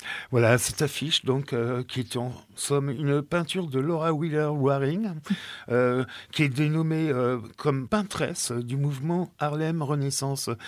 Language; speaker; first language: French; native; French